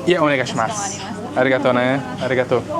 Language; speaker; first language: Japanese; non-native, learner; Portuguese